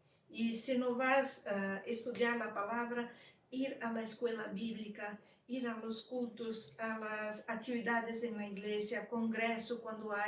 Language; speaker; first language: Spanish; non-native, fluent; Portuguese